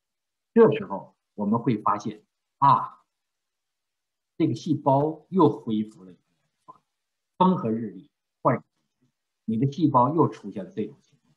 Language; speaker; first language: Chinese; native; Chinese